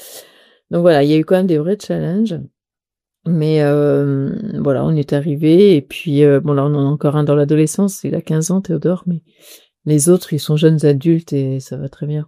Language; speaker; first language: French; native; French